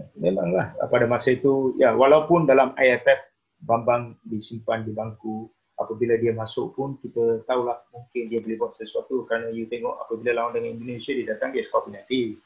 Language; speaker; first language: Malay; non-native, local second language; Tamil